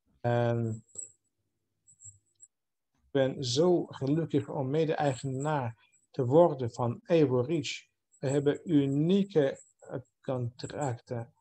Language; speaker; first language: Dutch; non-native, fluent; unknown